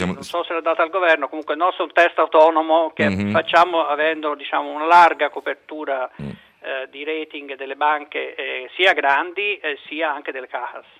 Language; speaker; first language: Italian; native; Italian